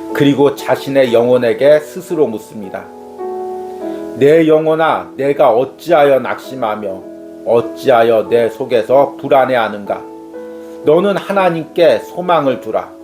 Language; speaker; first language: Korean; native; Korean